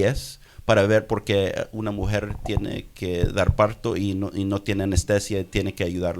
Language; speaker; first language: Spanish; early bilingual, heritage; English